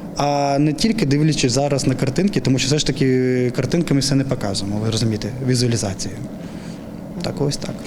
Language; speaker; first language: Ukrainian; native; Ukrainian